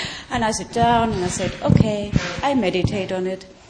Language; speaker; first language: English; non-native, fluent; German